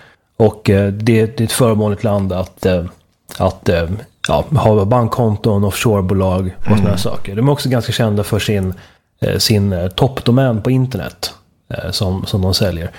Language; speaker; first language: Swedish; native; Swedish